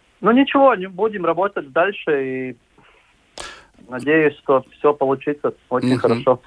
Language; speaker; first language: Russian; non-native, local second language; Latvian